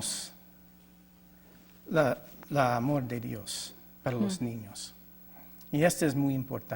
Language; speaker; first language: Spanish; non-native, learner; English